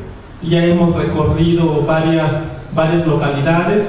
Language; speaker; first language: Spanish; non-native, local second language; Zapotec